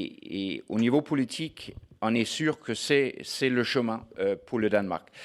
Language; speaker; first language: French; non-native, fluent; Danish